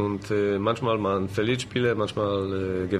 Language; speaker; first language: German; non-native, learner; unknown